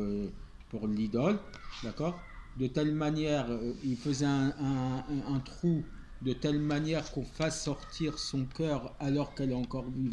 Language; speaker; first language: French; native; French